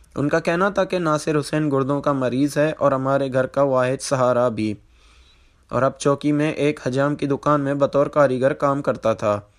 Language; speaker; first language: Urdu; non-native, local second language; Baluchi